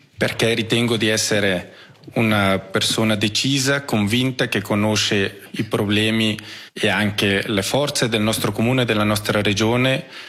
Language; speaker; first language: Italian; native; Italian